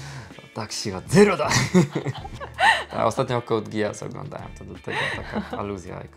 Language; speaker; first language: Polish; native; Polish